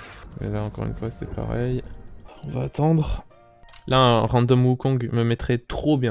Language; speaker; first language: French; native; French